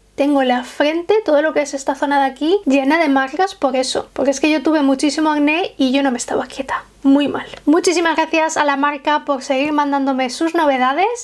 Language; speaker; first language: Spanish; native; Spanish